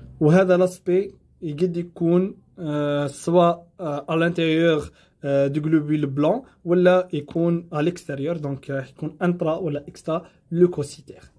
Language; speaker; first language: French; non-native, local second language; Arabic